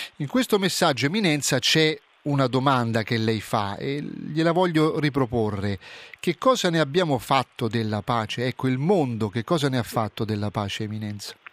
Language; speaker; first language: Italian; native; Italian